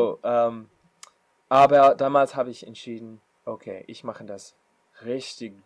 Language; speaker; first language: German; non-native, learner; English